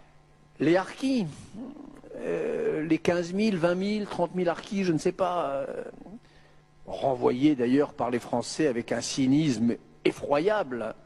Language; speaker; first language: French; native; French